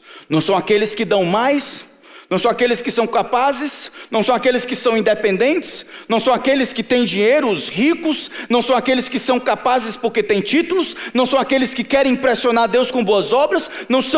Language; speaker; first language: Portuguese; native; Portuguese